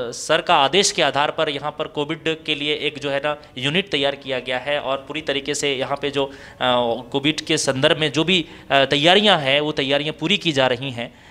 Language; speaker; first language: Hindi; native; Hindi